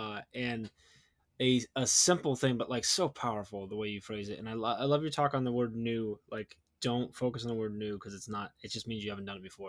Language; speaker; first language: English; native; English